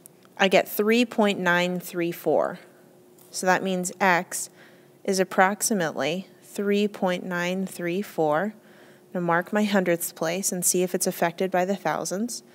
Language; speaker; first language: English; native; English